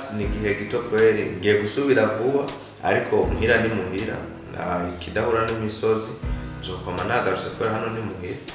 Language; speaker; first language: Rundi; early bilingual, heritage; Rundi